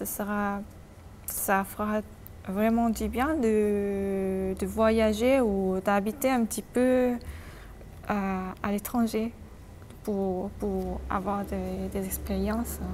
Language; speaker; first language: French; non-native, fluent; Korean